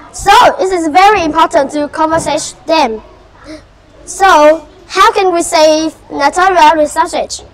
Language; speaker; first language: English; non-native, fluent; Vietnamese